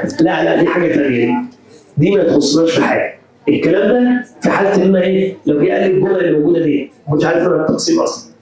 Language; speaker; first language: Arabic; native; Arabic